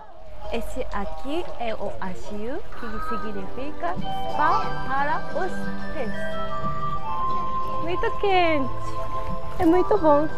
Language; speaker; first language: Portuguese; non-native, learner; Japanese